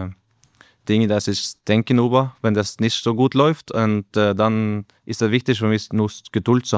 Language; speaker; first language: German; non-native, learner; Norwegian